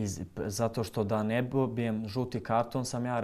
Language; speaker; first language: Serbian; early bilingual, heritage; Croatian